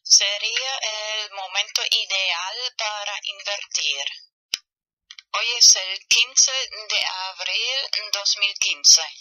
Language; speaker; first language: Spanish; non-native, fluent; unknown